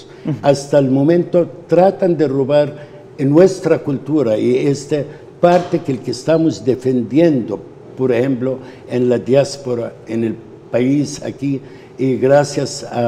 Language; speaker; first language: Spanish; non-native, fluent; Arabic